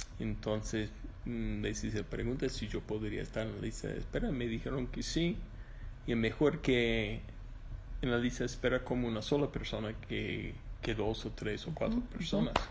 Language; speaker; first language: Spanish; non-native, learner; English